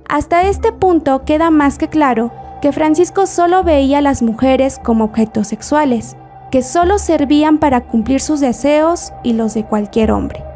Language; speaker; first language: Spanish; native; Spanish